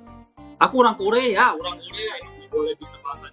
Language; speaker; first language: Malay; non-native, fluent; Korean